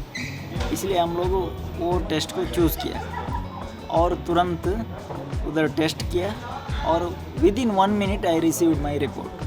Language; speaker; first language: Hindi; non-native, local second language; Tulu